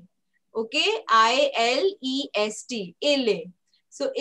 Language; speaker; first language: English; non-native, local second language; Hindi